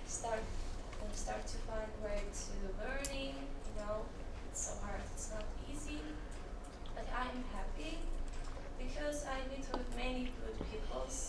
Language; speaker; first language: English; non-native, learner; Ukrainian